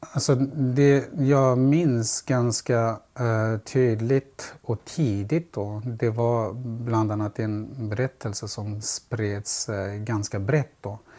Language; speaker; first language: Swedish; non-native, fluent; Central Kurdish